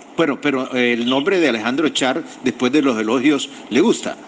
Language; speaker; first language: Spanish; native; Spanish